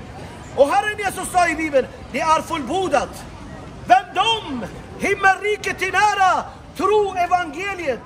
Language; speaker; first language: Swedish; non-native, fluent; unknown